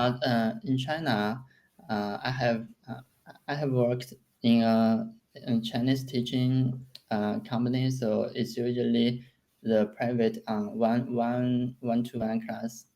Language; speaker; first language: English; non-native, learner; Chinese